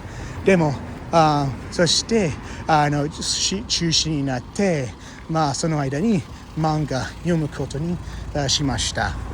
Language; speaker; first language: Japanese; non-native, fluent; English